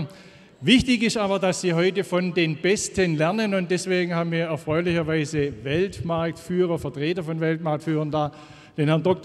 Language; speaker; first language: German; native; German